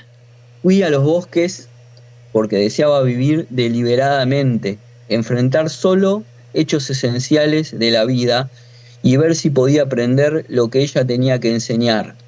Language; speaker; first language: Spanish; native; Spanish